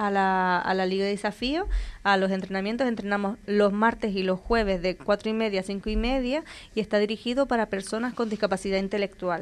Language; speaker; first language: Spanish; native; Spanish